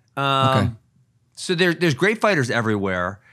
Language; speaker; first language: English; native; English